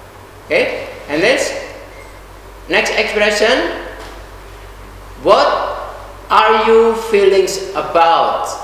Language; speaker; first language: English; non-native, fluent; Indonesian